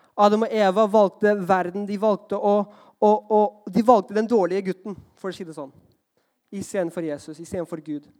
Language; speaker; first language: Norwegian; early bilingual, heritage; Norwegian